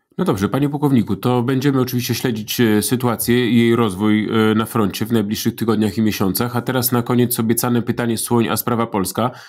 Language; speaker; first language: Polish; native; Polish